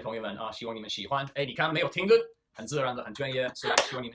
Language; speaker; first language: Chinese; early bilingual, heritage; English